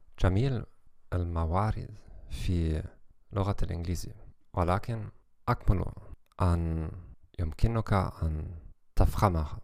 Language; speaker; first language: Arabic; non-native, learner; German